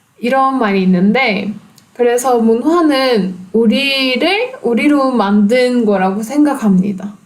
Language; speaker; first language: Korean; non-native, fluent; Turkish